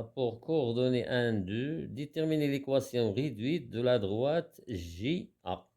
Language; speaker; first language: French; non-native, local second language; Arabic